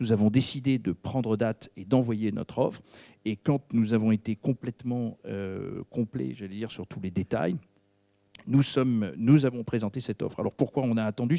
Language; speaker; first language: French; native; French